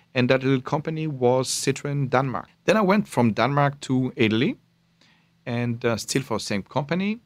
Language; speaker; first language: English; non-native, fluent; French